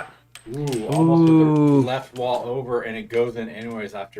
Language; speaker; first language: English; native; English